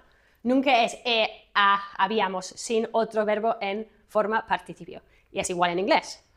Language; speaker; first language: Spanish; non-native, fluent; English